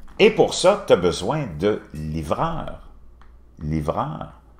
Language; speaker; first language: French; native; French